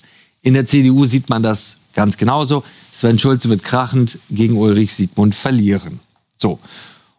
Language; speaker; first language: German; native; German